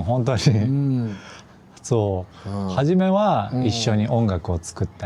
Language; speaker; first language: Japanese; non-native, fluent; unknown